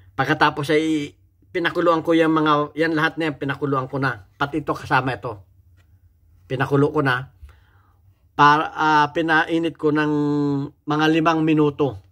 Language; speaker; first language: Filipino; native; Filipino